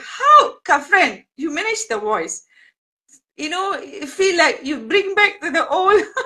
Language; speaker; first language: English; non-native, local second language; Tamil